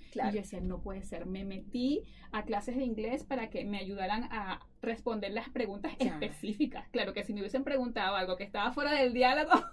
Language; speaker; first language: Spanish; native; Spanish